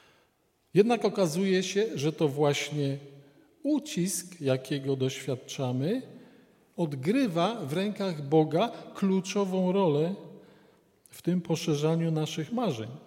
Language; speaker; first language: Polish; native; Polish